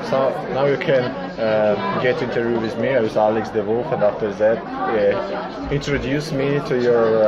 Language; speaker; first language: English; non-native, learner; Russian